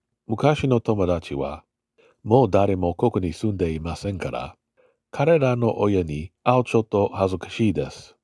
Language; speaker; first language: Japanese; non-native, learner; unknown